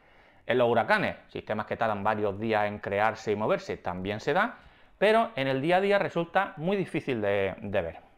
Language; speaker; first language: Spanish; native; Spanish